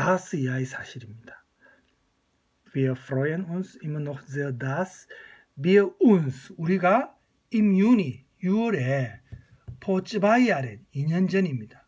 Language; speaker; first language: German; non-native, fluent; Korean